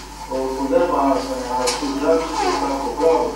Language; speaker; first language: Swedish; non-native, fluent; Greek